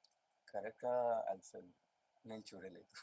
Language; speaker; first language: Telugu; non-native, learner; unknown